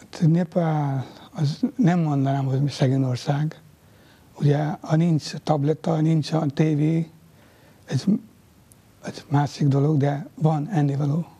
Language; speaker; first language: Hungarian; non-native, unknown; Nepali